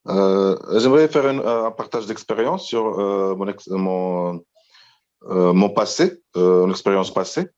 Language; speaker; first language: French; non-native, local second language; Arabic